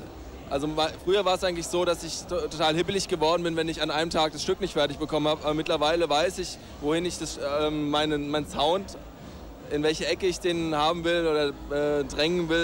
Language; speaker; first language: German; native; German